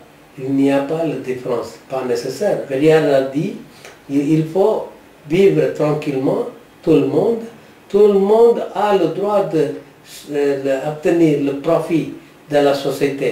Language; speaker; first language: French; non-native, learner; Tamil